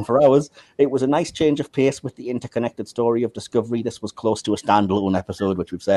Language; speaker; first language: English; native; English